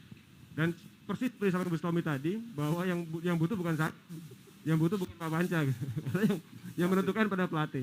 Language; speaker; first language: Indonesian; native; Indonesian